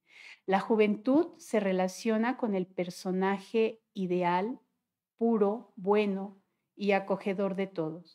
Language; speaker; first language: Spanish; native; Spanish